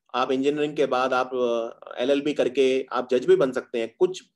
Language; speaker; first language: Hindi; native; Hindi